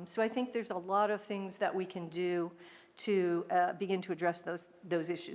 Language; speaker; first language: English; native; English